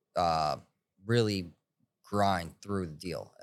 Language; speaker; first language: English; early bilingual, other home language; Hebrew